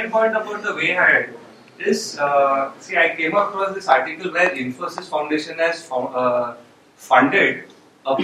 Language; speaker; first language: English; non-native, local second language; Marathi